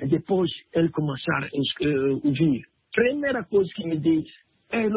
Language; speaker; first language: Portuguese; non-native, learner; French